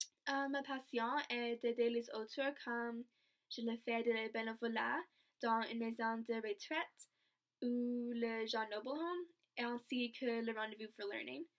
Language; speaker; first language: French; non-native, learner; English